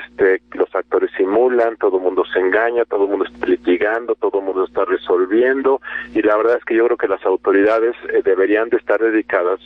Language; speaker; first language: Spanish; native; Spanish